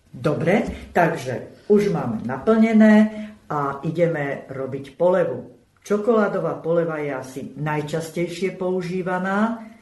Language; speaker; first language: Slovak; native; Slovak